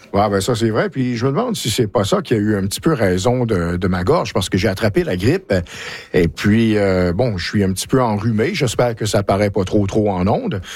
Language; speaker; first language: French; native; French